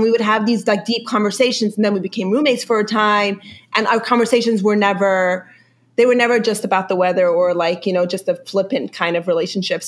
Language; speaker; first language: English; early bilingual, other home language; Yiddish